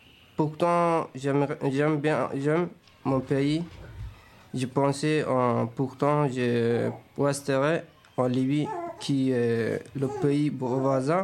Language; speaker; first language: French; non-native, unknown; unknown